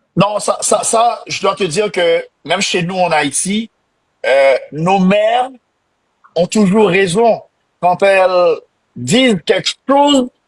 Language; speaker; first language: French; non-native, local second language; Haitian Creole